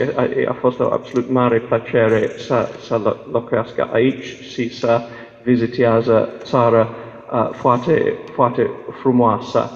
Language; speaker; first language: Romanian; non-native, fluent; English